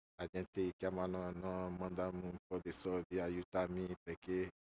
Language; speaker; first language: Italian; non-native, fluent; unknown